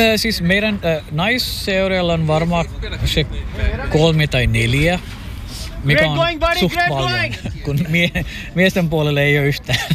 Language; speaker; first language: Finnish; non-native, fluent; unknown